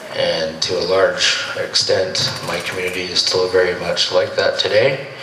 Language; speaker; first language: English; native; English